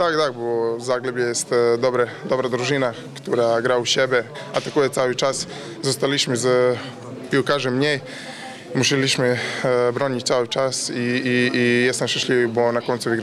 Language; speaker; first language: Polish; non-native, fluent; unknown